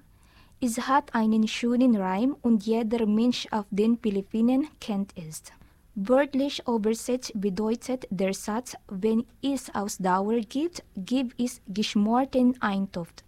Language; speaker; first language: German; non-native, learner; Filipino